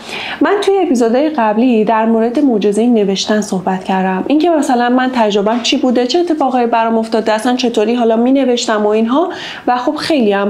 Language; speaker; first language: Persian; native; Persian